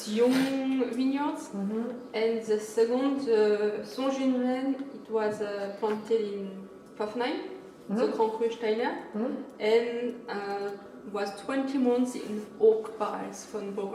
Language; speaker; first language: English; non-native, learner; French